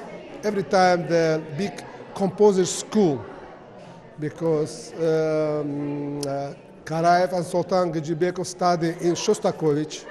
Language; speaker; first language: English; non-native, learner; Azerbaijani